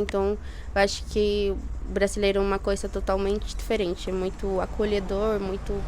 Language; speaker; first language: Portuguese; non-native, fluent; Spanish